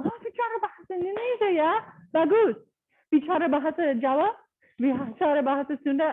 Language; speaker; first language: Indonesian; non-native, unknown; English